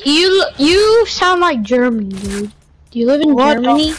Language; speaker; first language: English; native; English